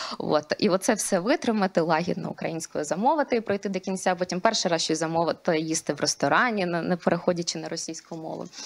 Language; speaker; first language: Ukrainian; non-native, local second language; Russian